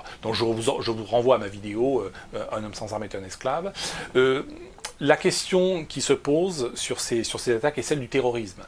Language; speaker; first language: French; native; French